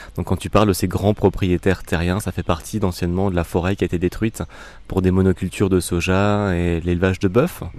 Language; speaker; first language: French; native; French